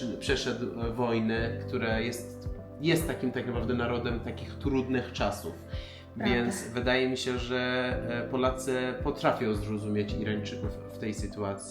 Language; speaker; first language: Polish; non-native, fluent; Persian